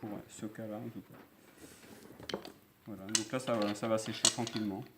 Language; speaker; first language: French; native; French